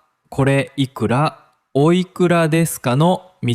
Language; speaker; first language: Japanese; native; Japanese